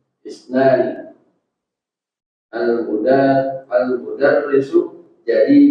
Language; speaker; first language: Arabic; non-native, learner; Indonesian